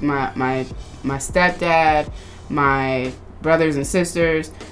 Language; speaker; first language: English; native; English